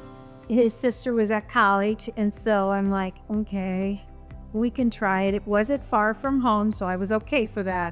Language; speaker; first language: English; native; English